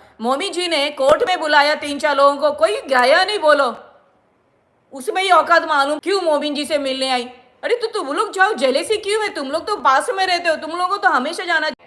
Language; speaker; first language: Hindi; non-native, local second language; Marathi